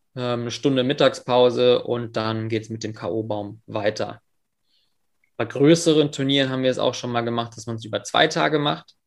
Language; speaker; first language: German; early bilingual, other home language; English